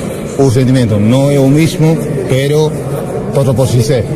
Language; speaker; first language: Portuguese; non-native, learner; Spanish